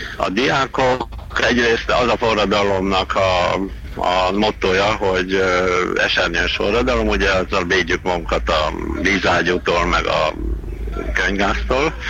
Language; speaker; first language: Hungarian; native; Hungarian